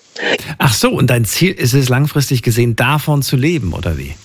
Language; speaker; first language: German; native; German